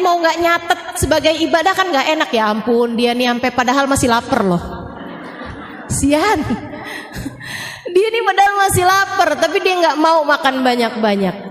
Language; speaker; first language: Indonesian; native; Indonesian